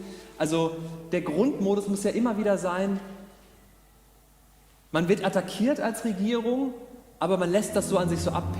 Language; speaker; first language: German; native; German